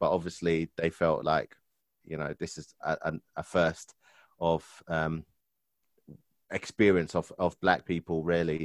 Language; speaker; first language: English; native; English